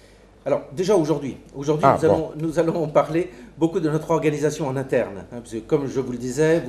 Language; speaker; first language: French; native; French